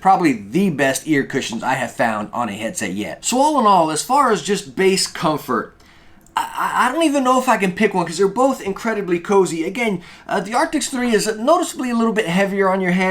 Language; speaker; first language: English; native; English